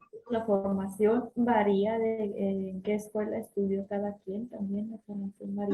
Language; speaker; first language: Spanish; native; Spanish